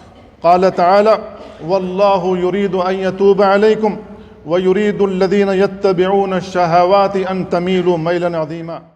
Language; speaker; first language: Arabic; non-native, fluent; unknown